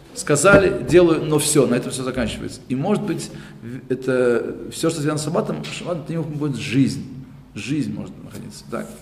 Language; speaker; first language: Russian; early bilingual, heritage; Russian